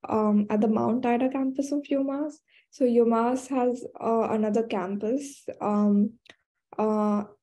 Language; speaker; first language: English; non-native, local second language; Hindi